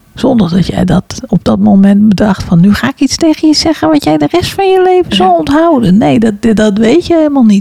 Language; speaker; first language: Dutch; native; Dutch